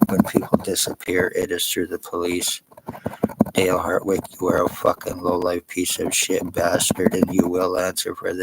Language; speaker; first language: English; native; English